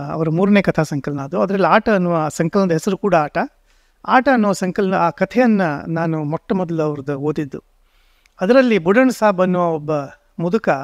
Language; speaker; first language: Kannada; non-native, local second language; Konkani